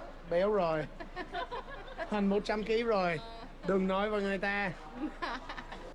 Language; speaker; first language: Vietnamese; non-native, fluent; English